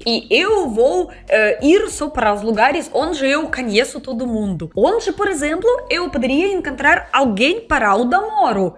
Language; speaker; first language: Portuguese; non-native, fluent; Russian